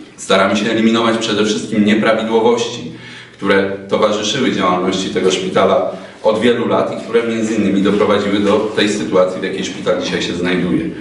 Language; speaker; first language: Polish; native; Polish